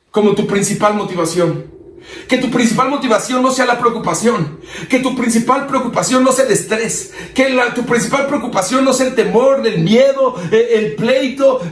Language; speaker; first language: Spanish; native; Spanish